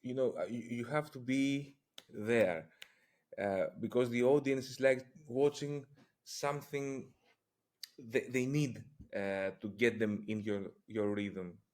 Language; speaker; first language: English; non-native, fluent; Greek